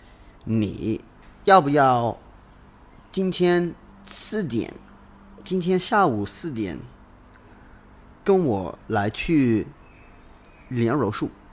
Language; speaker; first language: Chinese; non-native, learner; English